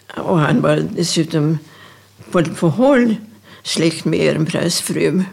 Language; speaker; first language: Swedish; early bilingual, other home language; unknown